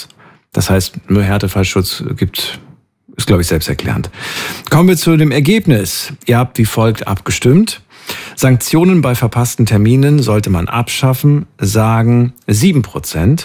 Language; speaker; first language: German; native; German